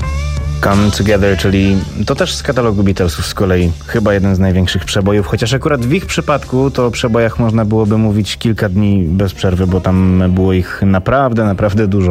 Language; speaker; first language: Polish; native; Polish